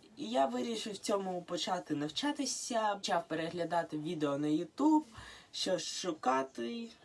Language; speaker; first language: Ukrainian; non-native, local second language; Russian